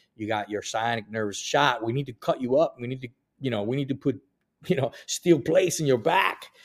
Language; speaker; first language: English; early bilingual, other home language; Spanish